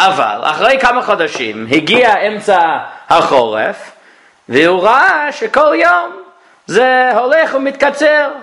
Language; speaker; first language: Hebrew; non-native, fluent; English